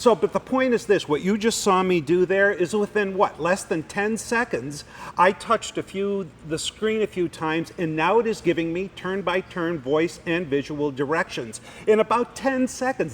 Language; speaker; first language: English; native; English